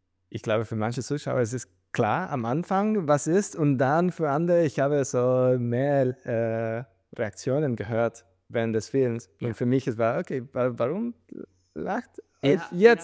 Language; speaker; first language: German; non-native, fluent; Spanish